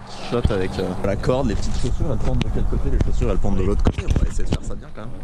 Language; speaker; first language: French; native; French